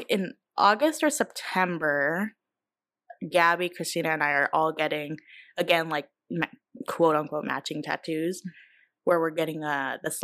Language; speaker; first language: English; native; English